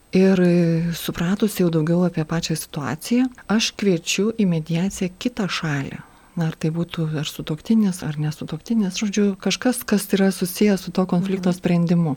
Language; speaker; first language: Lithuanian; native; Lithuanian